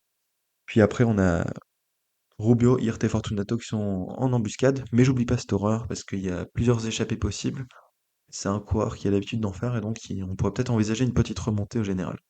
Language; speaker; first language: French; native; French